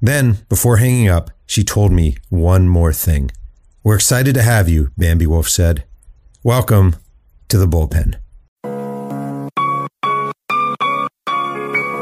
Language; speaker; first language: English; native; English